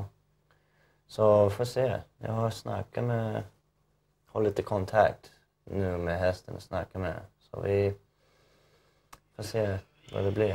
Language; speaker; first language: Swedish; non-native, fluent; English